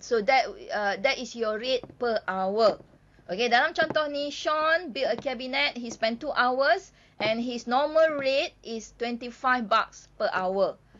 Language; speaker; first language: English; non-native, local second language; Malay